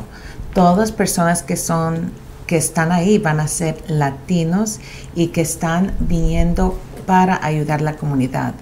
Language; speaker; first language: Spanish; early bilingual, heritage; Spanish